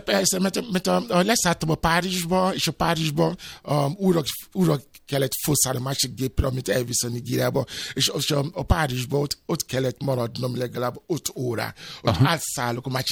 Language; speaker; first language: Hungarian; non-native, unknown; Yoruba